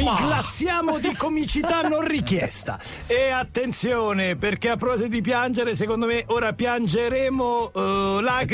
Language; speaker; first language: Italian; native; Italian